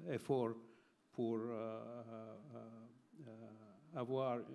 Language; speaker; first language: French; non-native, fluent; Arabic